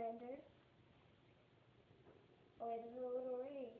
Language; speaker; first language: English; native; English